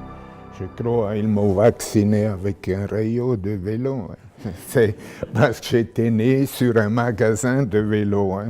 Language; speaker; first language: French; non-native, local second language; German